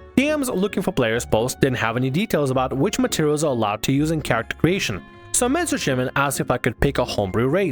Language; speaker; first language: English; native; English